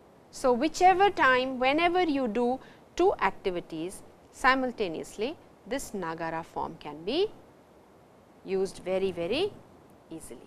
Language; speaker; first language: English; non-native, local second language; Hindi